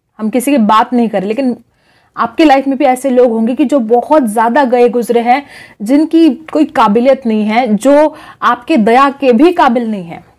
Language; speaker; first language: Hindi; non-native, local second language; Marathi